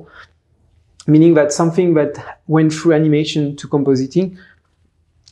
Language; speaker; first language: English; non-native, fluent; French